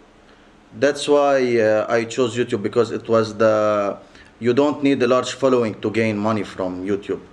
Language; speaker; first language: English; non-native, local second language; Arabic